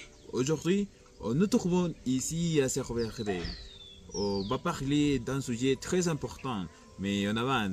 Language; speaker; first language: French; non-native, learner; Spanish